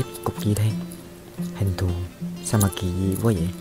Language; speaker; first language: Vietnamese; native; Vietnamese